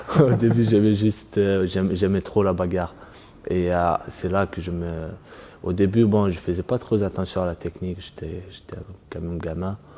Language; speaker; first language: French; early bilingual, other home language; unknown